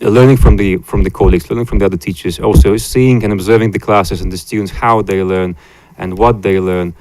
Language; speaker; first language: English; non-native, fluent; Latvian